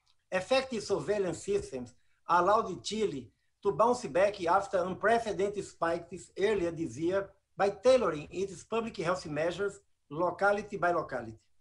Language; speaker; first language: English; non-native, fluent; Portuguese